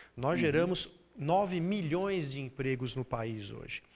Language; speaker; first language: Portuguese; native; Portuguese